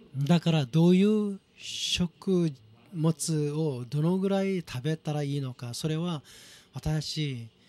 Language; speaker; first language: Japanese; non-native, fluent; Korean